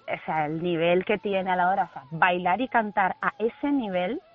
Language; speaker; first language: Spanish; native; Spanish